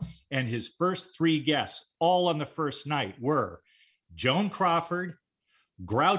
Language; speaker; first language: English; native; English